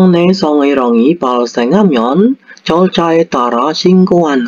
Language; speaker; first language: Korean; non-native, learner; Indonesian